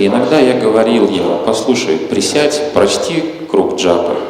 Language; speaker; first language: Russian; native; Russian